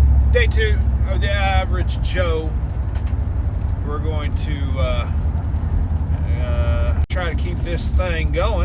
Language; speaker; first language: English; native; English